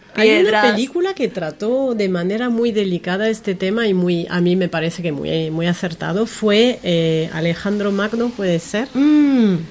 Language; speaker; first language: Spanish; non-native, fluent; French